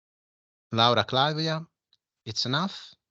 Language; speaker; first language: English; non-native, fluent; Italian